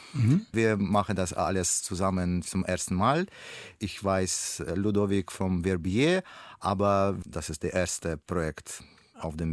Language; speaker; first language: German; non-native, learner; Russian